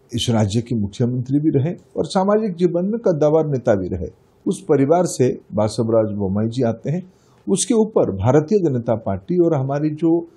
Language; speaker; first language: Hindi; non-native, local second language; Odia